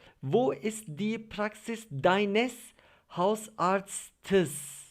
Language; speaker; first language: German; non-native, fluent; Turkish